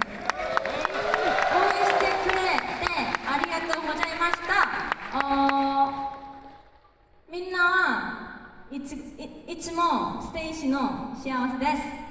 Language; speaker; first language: Japanese; non-native, learner; Korean